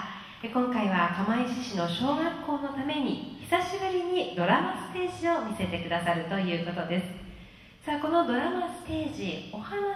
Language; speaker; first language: Japanese; native; Japanese